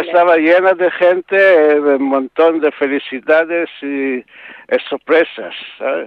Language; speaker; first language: Spanish; non-native, learner; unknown